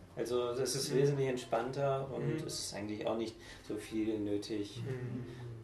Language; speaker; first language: German; native; German